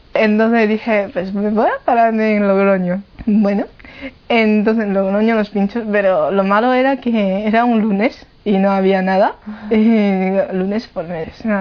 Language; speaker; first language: Spanish; non-native, fluent; Chinese